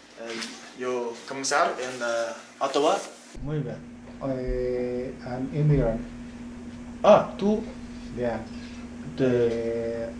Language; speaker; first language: Spanish; non-native, learner; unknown